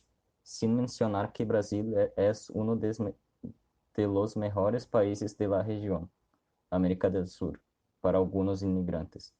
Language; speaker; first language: Spanish; non-native, learner; Portuguese